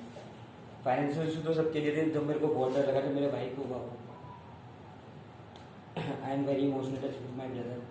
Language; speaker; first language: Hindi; native; Hindi